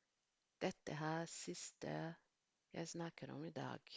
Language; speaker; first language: Norwegian; non-native, fluent; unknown